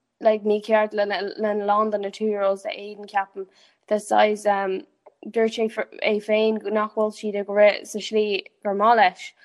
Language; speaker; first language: Irish; non-native, local second language; English